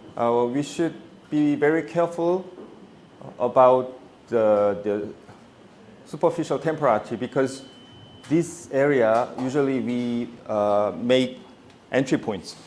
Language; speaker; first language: English; non-native, fluent; Korean